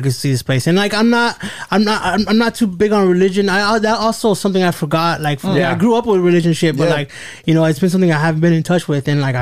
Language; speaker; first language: English; native; English